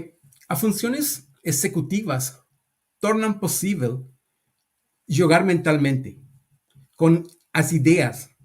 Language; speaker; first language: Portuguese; non-native, learner; Spanish